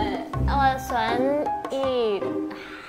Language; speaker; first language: Chinese; non-native, learner; Thai